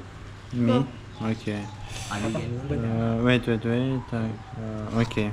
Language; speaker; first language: English; non-native, learner; Russian